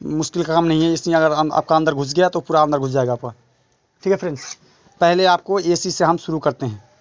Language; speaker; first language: Hindi; non-native, local second language; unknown